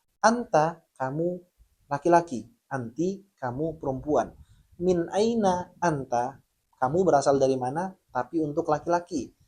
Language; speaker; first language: Indonesian; native; Indonesian